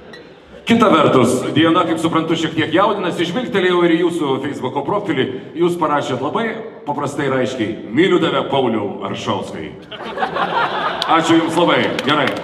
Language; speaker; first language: Lithuanian; native; Lithuanian